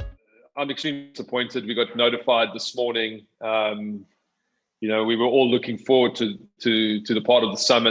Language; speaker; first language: English; native; English